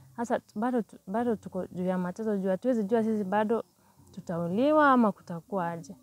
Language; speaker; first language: Swahili; native; Swahili